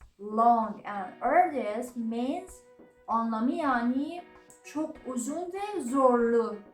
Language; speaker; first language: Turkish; non-native, learner; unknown